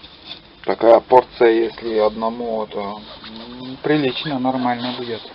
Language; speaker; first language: Russian; native; Russian